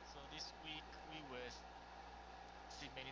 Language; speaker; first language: English; non-native, learner; Chinese